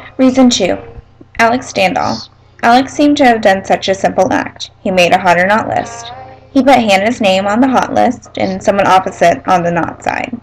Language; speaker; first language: English; native; English